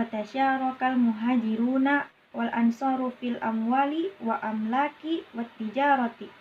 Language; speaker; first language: Arabic; non-native, fluent; Indonesian